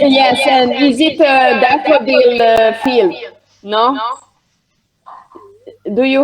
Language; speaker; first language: English; non-native, learner; Hungarian